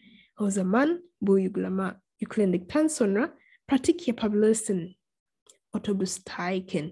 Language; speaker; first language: Turkish; non-native, fluent; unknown